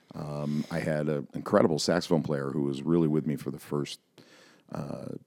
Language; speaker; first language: English; native; English